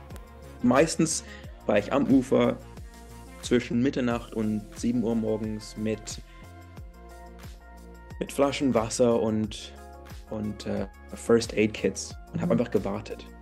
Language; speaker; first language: German; early bilingual, heritage; English